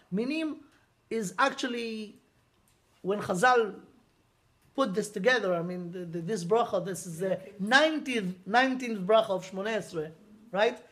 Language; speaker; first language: English; non-native, fluent; Hebrew